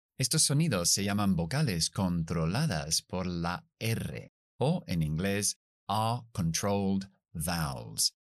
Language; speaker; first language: Spanish; non-native, fluent; English